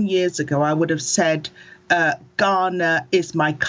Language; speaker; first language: English; early bilingual, other home language; Akan